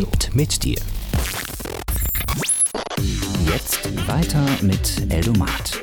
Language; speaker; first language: German; native; German